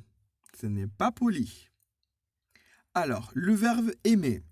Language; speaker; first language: French; non-native, fluent; Spanish